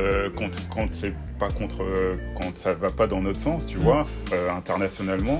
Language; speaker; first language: French; native; French